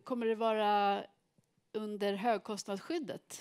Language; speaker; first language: Swedish; native; Swedish